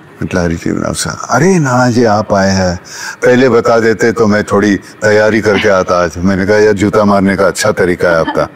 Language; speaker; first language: Hindi; non-native, local second language; Marathi